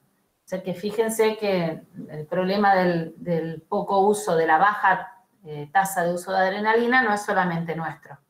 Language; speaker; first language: Spanish; native; Spanish